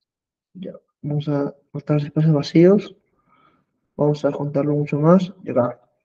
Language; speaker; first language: Spanish; native; Spanish